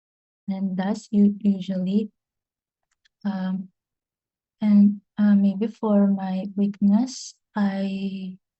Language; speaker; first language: English; non-native, fluent; Indonesian